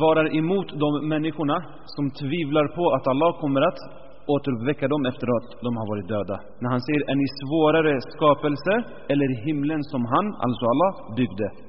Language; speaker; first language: Swedish; early bilingual, other home language; Arabic